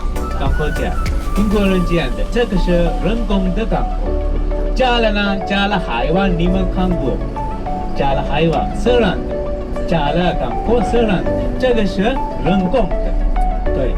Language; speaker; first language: Chinese; non-native, learner; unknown